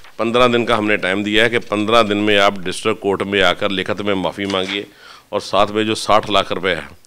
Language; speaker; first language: Hindi; non-native, local second language; Punjabi